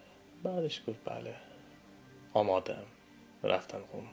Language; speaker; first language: Persian; non-native, fluent; English